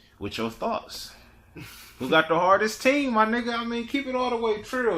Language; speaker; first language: English; native; English